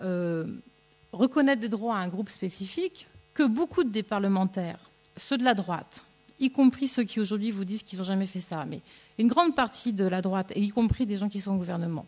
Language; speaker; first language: French; native; French